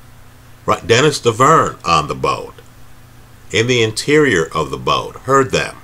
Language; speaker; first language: English; native; English